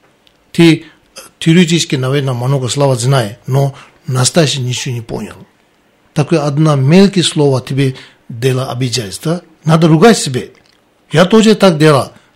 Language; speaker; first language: Russian; non-native, learner; Tibetan